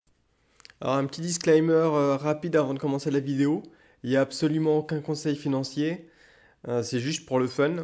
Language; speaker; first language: French; native; French